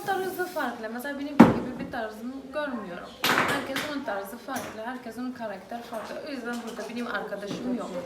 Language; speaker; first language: Turkish; non-native, fluent; Arabic